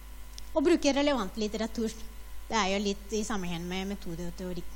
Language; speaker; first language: Norwegian; non-native, fluent; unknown